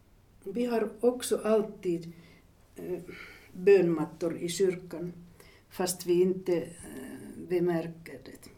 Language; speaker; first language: Swedish; non-native, fluent; Finnish